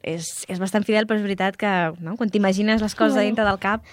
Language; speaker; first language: Catalan; native; Catalan